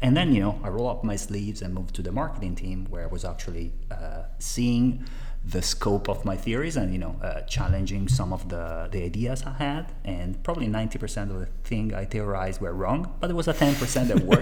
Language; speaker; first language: English; non-native, fluent; Italian